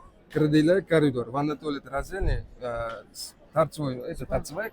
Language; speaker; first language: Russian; non-native, local second language; Uzbek